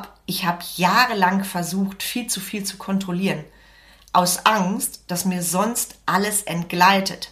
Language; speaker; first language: German; native; German